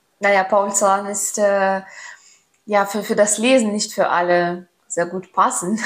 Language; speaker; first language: German; non-native, fluent; Ukrainian